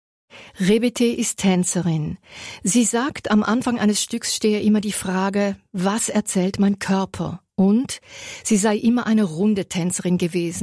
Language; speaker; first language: German; native; German